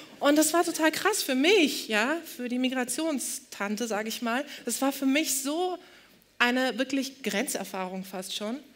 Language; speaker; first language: German; early bilingual, other home language; Turkish